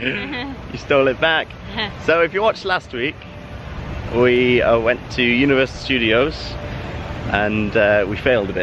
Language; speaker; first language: English; native; English